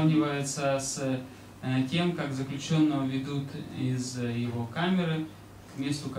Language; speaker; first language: Russian; native; Russian